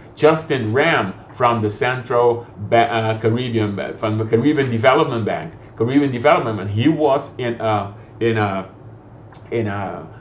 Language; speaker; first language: English; non-native, fluent; Papiamento